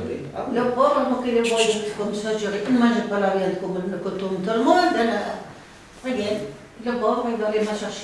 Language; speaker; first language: French; non-native, learner; Arabic